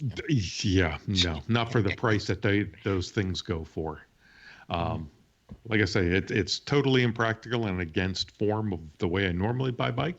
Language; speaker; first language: English; native; English